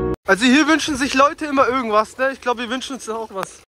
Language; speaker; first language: German; native; German